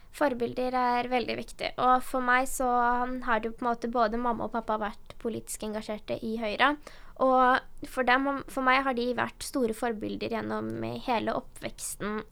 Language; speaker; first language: Norwegian; early bilingual, other home language; Urdu